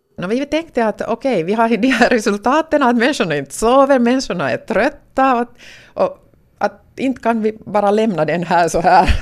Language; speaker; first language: Swedish; non-native, local second language; Finnish